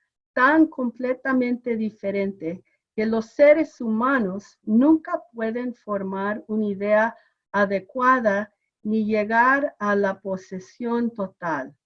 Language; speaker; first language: Spanish; non-native, fluent; English